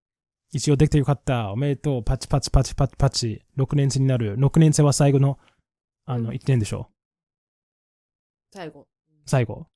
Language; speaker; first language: Japanese; non-native, fluent; English